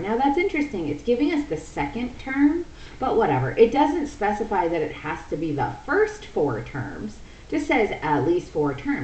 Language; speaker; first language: English; native; English